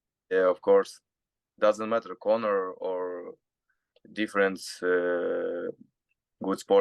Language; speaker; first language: English; non-native, learner; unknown